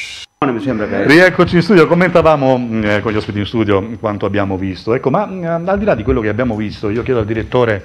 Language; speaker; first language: Italian; native; Italian